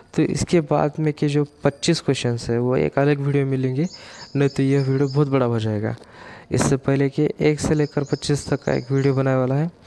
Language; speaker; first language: Hindi; non-native, local second language; Marathi